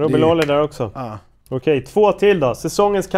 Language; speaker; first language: Swedish; native; Swedish